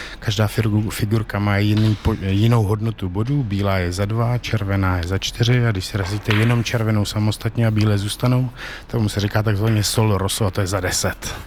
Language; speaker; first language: Czech; native; Czech